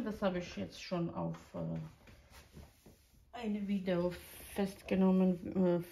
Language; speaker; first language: German; non-native, fluent; Croatian